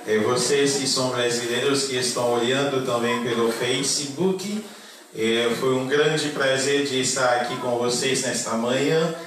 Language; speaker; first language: Portuguese; non-native, fluent; Haitian Creole